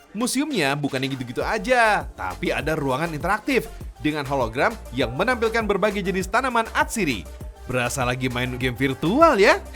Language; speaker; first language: Indonesian; native; Indonesian